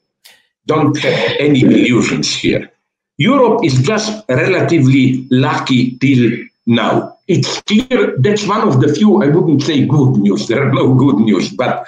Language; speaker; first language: English; non-native, fluent; Slovenian